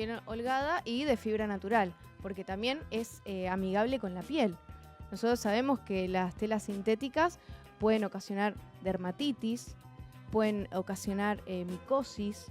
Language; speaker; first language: Spanish; native; Spanish